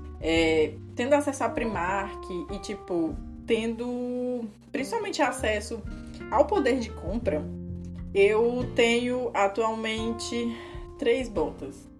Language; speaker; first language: Portuguese; native; Portuguese